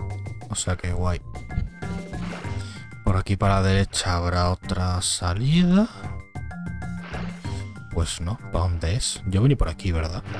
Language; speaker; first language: Spanish; native; Spanish